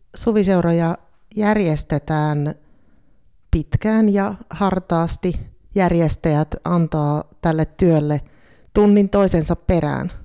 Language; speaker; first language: Finnish; native; Finnish